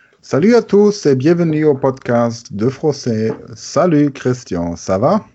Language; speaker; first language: French; non-native, learner; German